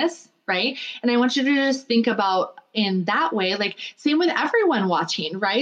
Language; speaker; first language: English; native; English